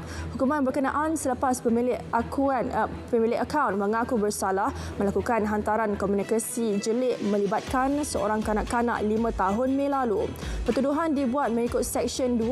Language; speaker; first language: Malay; native; Malay